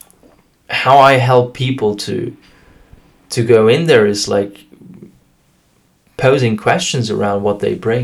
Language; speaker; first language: English; non-native, fluent; German